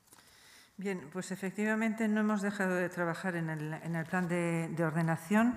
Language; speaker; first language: Spanish; native; Spanish